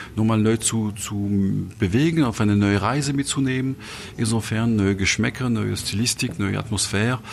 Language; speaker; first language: German; non-native, fluent; French